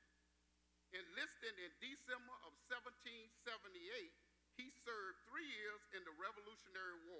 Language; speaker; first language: English; native; English